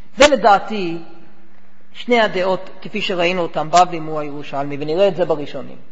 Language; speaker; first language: Hebrew; non-native, fluent; English